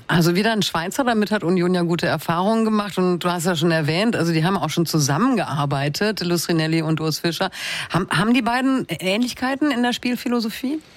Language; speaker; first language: German; native; German